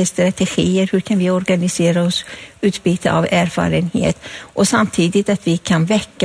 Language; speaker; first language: Swedish; non-native, fluent; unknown